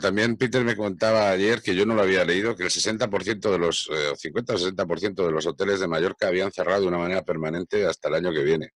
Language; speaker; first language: Spanish; native; Spanish